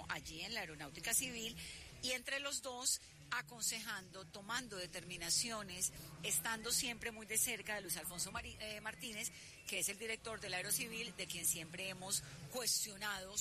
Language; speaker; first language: Spanish; native; Spanish